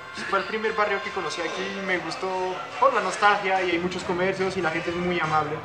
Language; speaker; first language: Spanish; non-native, fluent; French